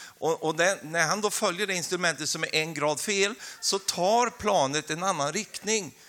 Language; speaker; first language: Swedish; native; Swedish